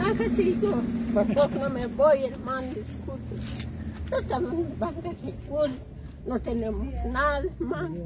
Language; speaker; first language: Spanish; non-native, local second language; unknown